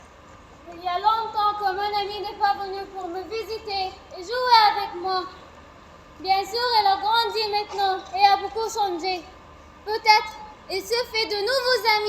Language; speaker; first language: French; non-native, learner; Arabic